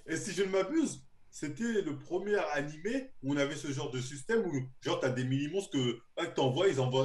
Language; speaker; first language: French; native; French